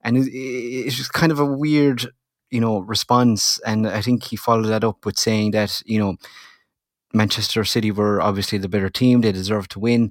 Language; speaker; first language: English; native; English